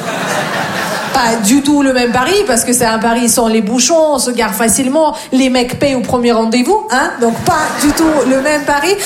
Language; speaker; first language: French; non-native, fluent; Russian